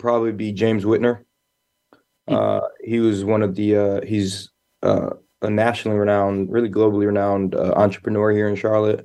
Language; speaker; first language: English; native; English